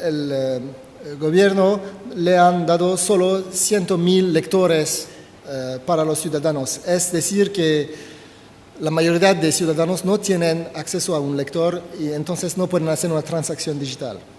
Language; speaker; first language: Spanish; non-native, fluent; French